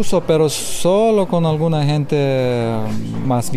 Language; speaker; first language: Spanish; non-native, learner; Lithuanian